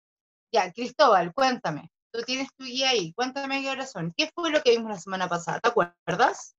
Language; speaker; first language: Spanish; native; Spanish